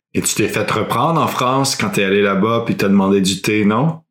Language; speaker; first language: French; early bilingual, heritage; French